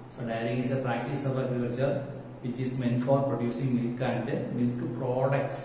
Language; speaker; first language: English; non-native, local second language; Malayalam